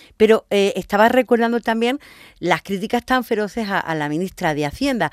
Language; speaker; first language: Spanish; native; Spanish